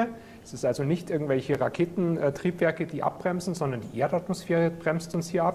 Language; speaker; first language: German; native; German